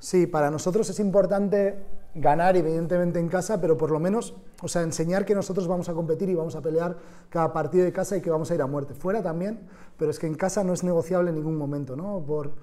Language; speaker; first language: Spanish; native; Spanish